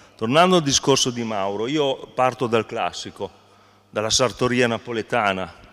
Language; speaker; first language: Italian; native; Italian